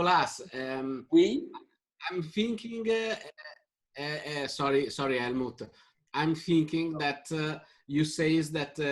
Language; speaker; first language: English; non-native, fluent; Italian